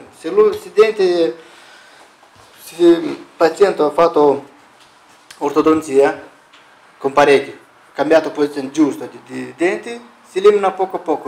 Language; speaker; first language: Italian; non-native, learner; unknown